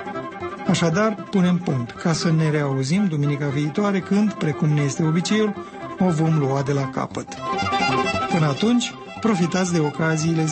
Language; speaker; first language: Romanian; native; Romanian